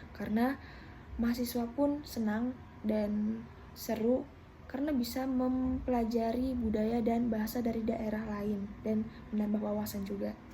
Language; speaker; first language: Indonesian; native; Indonesian